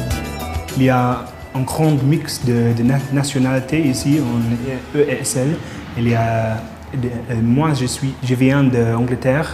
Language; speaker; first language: French; non-native, fluent; English